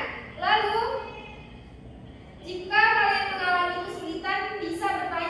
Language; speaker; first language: Indonesian; native; Indonesian